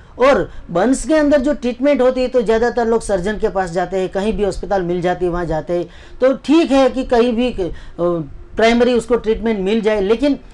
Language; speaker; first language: Hindi; non-native, local second language; Gujarati